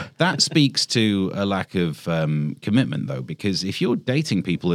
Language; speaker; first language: English; native; English